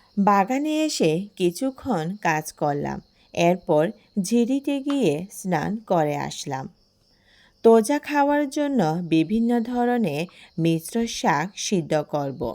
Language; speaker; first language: Bangla; non-native, local second language; Marma